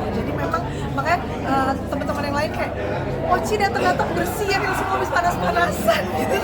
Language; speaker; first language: Indonesian; native; Indonesian